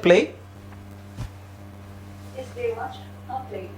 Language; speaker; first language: English; non-native, learner; Kannada